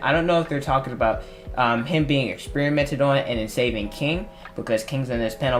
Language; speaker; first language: English; native; English